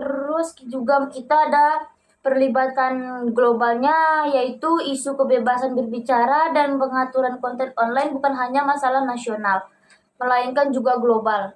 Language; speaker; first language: Indonesian; native; Indonesian